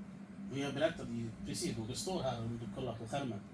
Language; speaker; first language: Swedish; non-native, fluent; Urdu